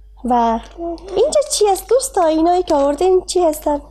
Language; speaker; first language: Persian; native; Persian